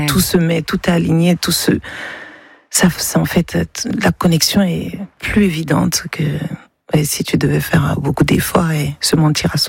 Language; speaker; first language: French; non-native, local second language; Bambara